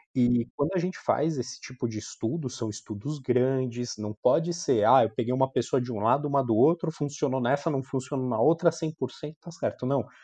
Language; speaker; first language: Portuguese; native; Portuguese